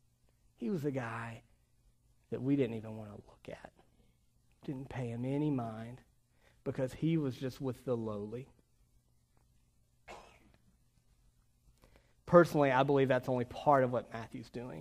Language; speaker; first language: English; native; English